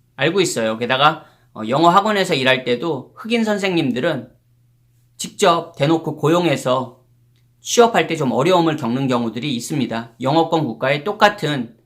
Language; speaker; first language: Korean; native; Korean